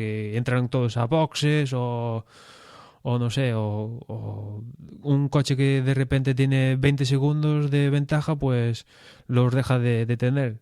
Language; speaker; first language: Spanish; native; Spanish